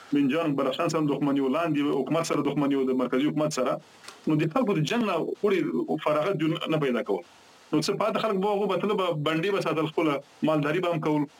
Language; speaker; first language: Pashto; non-native, local second language; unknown